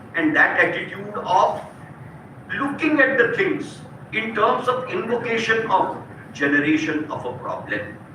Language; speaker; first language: English; non-native, local second language; Hindi